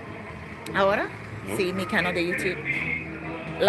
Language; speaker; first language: Spanish; non-native, learner; English